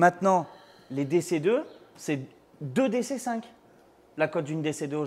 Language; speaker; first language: French; native; French